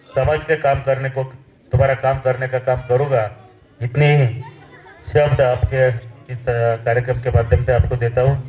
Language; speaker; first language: Hindi; non-native, local second language; Marathi